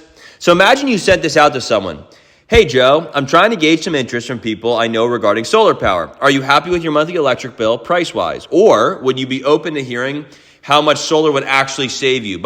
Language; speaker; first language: English; native; English